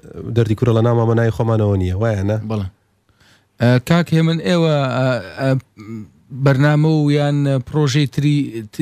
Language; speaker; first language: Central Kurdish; early bilingual, heritage; Central Kurdish